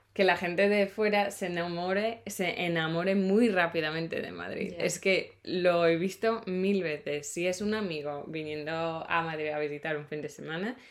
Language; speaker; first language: Spanish; non-native, fluent; English